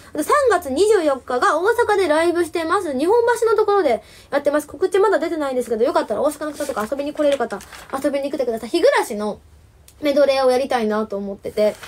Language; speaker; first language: Japanese; native; Japanese